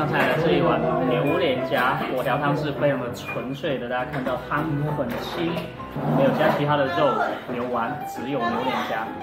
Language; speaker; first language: Chinese; non-native, local second language; Min Nan Chinese